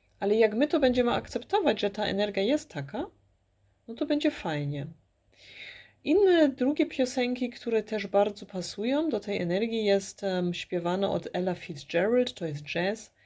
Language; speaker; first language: Polish; early bilingual, heritage; Polish